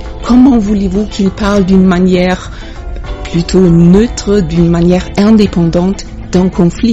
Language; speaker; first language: French; non-native, fluent; German